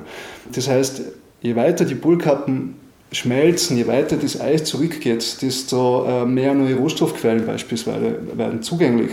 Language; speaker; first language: German; native; German